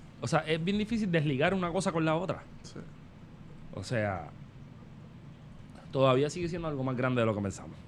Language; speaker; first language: Spanish; native; Spanish